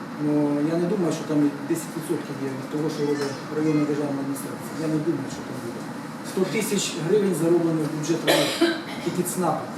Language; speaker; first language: Ukrainian; native; Ukrainian